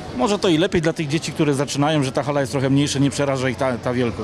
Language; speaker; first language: Polish; native; Polish